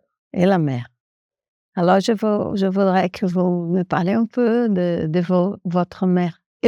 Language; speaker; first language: French; non-native, fluent; Portuguese